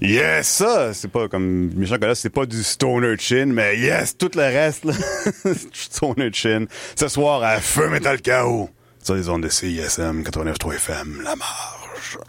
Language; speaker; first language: French; native; French